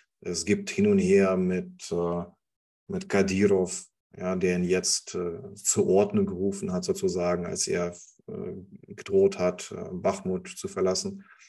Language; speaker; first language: German; non-native, fluent; Russian